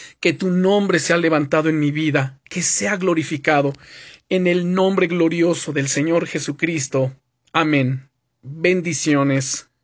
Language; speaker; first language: Spanish; native; Spanish